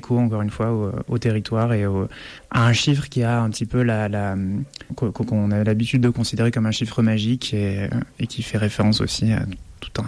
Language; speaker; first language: French; native; French